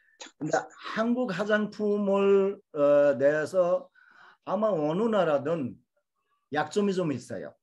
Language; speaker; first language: Korean; non-native, fluent; Bangla